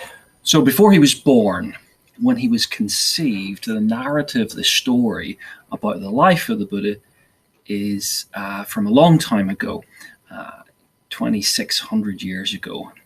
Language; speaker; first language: English; native; English